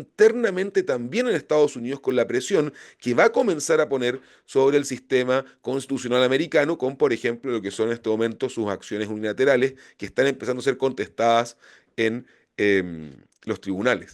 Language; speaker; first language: Spanish; native; Spanish